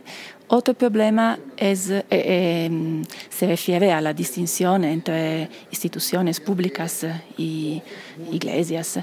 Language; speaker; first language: Spanish; non-native, fluent; Italian